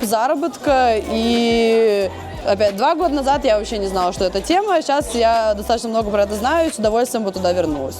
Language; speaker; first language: Russian; native; Russian